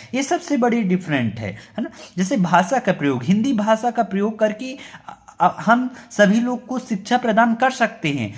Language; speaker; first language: Hindi; native; Hindi